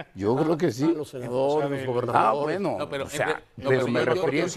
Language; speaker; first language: Spanish; native; Spanish